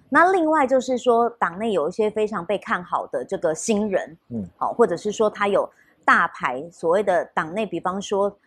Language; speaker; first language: Chinese; native; Chinese